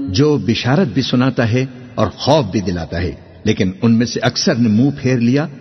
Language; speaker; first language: Urdu; native; Urdu